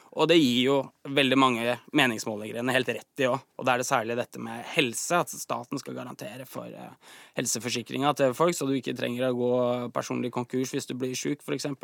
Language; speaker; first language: Norwegian; native; Norwegian